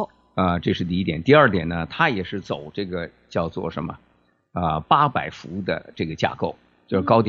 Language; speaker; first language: Chinese; native; Chinese